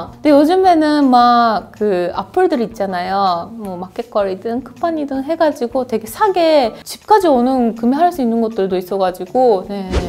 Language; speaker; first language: Korean; non-native, fluent; Japanese